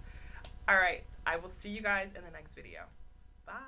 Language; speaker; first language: English; native; English